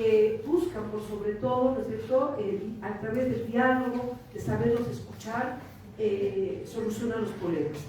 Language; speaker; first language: Spanish; native; Spanish